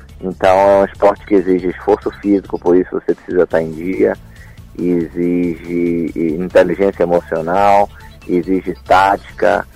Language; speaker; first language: Portuguese; native; Portuguese